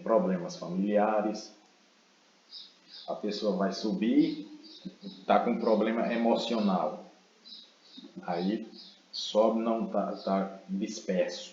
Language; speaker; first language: Portuguese; native; Portuguese